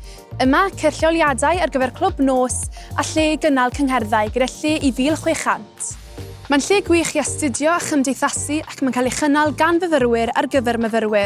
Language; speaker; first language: Welsh; native; Welsh